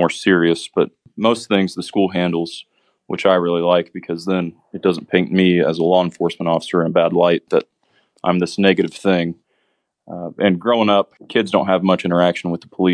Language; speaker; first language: English; native; English